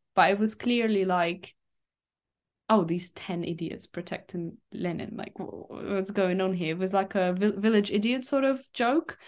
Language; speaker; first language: English; early bilingual, other home language; Ukrainian